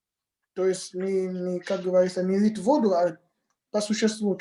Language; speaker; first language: Russian; non-native, fluent; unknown